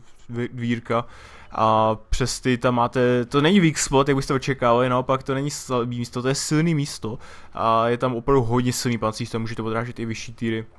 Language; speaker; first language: Czech; native; Czech